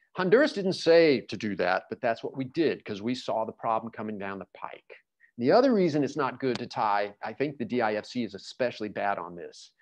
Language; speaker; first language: English; native; English